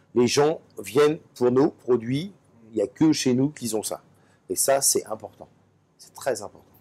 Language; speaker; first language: French; native; French